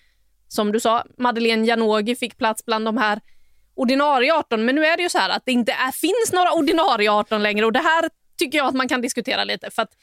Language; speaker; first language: Swedish; native; Swedish